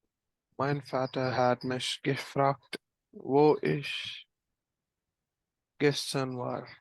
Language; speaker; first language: German; non-native, learner; Malayalam